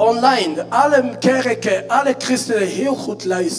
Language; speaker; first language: Dutch; non-native, fluent; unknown